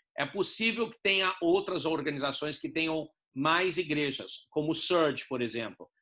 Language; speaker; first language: Portuguese; non-native, fluent; English